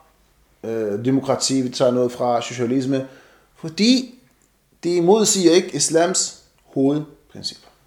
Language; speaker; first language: Danish; non-native, fluent; Arabic